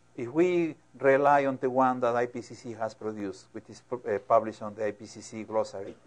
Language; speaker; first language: English; non-native, fluent; Spanish